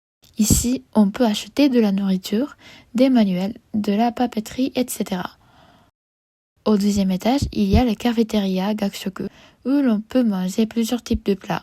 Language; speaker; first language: French; non-native, learner; Japanese